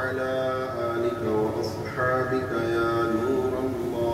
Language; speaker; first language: Indonesian; non-native, fluent; Urdu